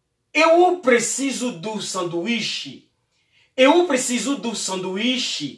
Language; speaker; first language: Portuguese; non-native, learner; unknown